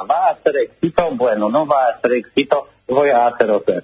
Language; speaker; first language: Spanish; non-native, learner; Polish